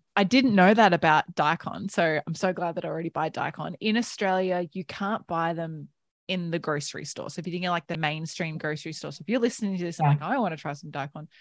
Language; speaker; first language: English; native; English